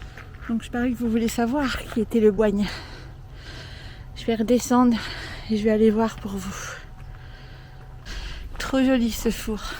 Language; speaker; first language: French; native; French